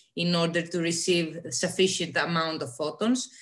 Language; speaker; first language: English; non-native, fluent; Greek